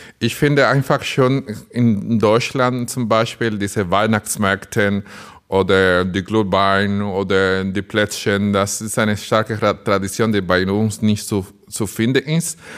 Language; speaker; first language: German; non-native, fluent; Spanish